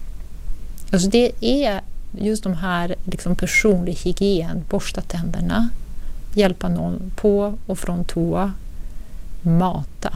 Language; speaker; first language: Swedish; non-native, fluent; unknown